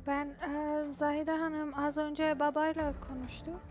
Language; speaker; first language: Turkish; non-native, learner; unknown